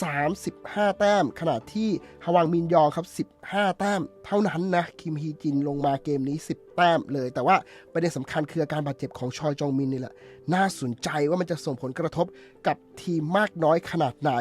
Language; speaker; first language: Thai; native; Thai